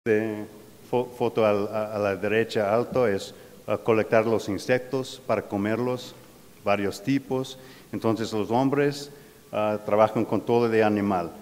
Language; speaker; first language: Spanish; non-native, fluent; English